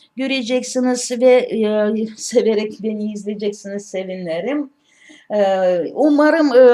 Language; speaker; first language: Turkish; non-native, learner; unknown